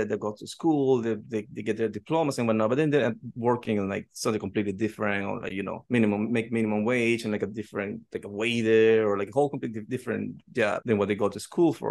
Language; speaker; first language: English; non-native, fluent; Spanish